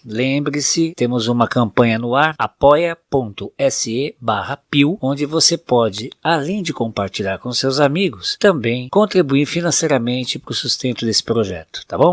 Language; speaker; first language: Portuguese; native; Portuguese